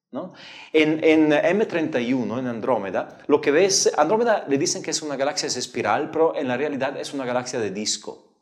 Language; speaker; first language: Spanish; non-native, fluent; Italian